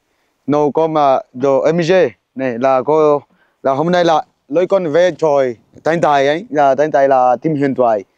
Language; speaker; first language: Vietnamese; non-native, learner; Portuguese